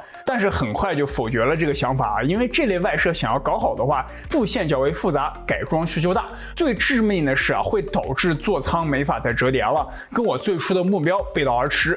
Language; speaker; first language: Chinese; native; Chinese